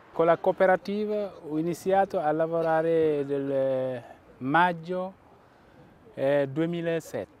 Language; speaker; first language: Italian; non-native, fluent; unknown